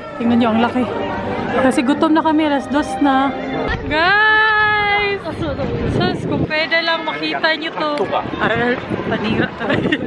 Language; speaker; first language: Filipino; non-native, local second language; Cebuano